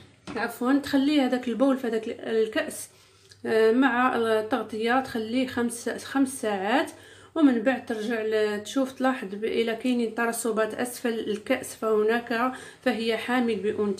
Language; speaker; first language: Arabic; native; Arabic